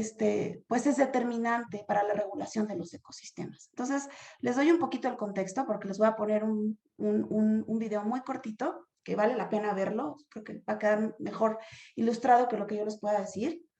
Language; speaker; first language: Spanish; native; Spanish